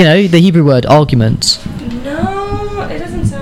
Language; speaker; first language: English; native; English